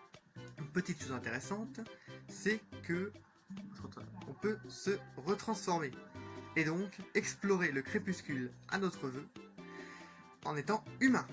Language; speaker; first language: French; native; French